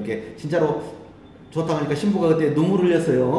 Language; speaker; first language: Korean; native; Korean